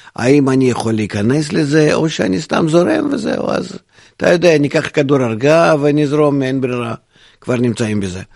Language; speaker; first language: Hebrew; non-native, fluent; Russian